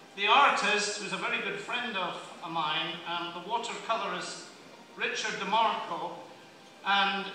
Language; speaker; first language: English; native; English